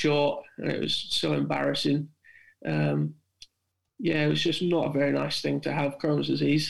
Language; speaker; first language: English; native; English